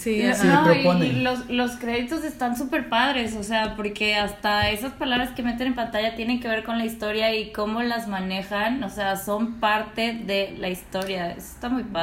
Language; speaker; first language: Spanish; native; Spanish